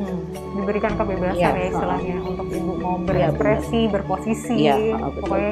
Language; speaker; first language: Indonesian; native; Indonesian